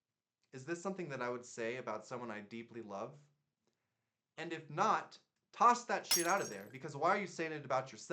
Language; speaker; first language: English; native; English